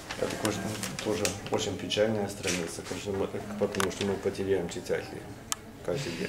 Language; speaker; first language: Russian; non-native, fluent; Norwegian